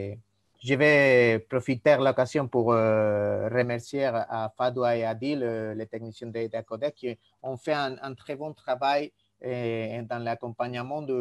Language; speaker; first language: French; non-native, fluent; Spanish